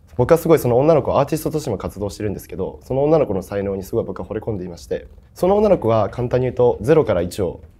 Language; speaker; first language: Japanese; native; Japanese